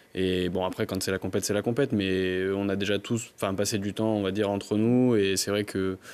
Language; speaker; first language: French; native; French